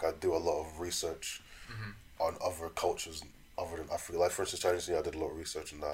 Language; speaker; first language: English; native; English